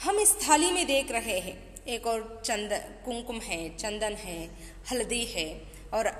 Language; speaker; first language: Hindi; non-native, local second language; Kannada